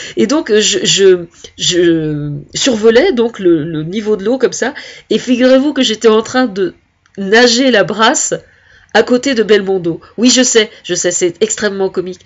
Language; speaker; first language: French; native; French